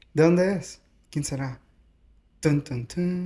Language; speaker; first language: Spanish; early bilingual, heritage; Spanish